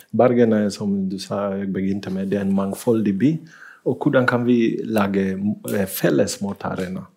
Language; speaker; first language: Norwegian; non-native, fluent; Swahili